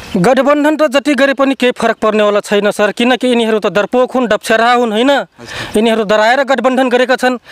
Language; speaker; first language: Nepali; non-native, local second language; Rana Tharu